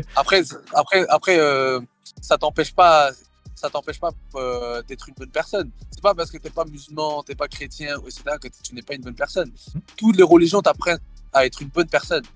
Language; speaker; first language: French; early bilingual, other home language; Thai